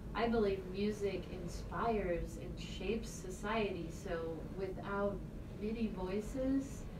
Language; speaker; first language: English; native; English